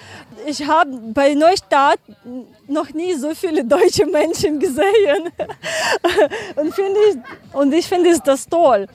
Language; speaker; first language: German; non-native, learner; Ukrainian